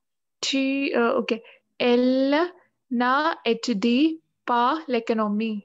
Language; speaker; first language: French; non-native, learner; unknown